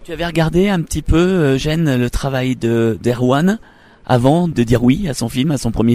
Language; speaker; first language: French; native; French